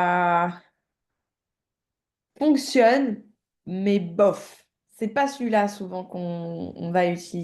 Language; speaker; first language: French; native; French